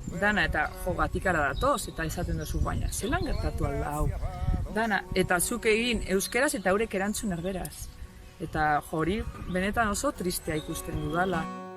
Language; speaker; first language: Basque; native; Basque